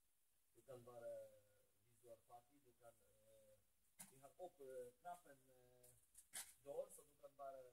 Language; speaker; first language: Norwegian; non-native, learner; Polish